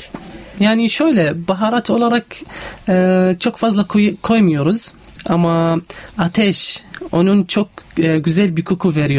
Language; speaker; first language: Turkish; non-native, learner; Arabic